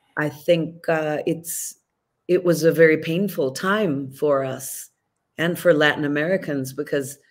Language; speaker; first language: English; early bilingual, other home language; Spanish